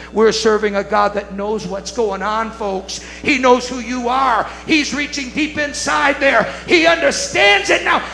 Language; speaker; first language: English; native; English